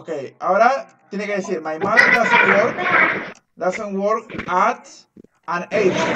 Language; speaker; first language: English; non-native, fluent; Spanish